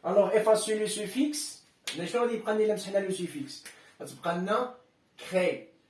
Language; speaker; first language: French; non-native, local second language; Arabic